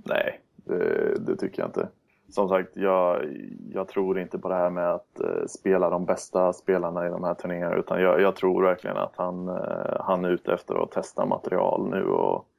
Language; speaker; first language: Swedish; native; Swedish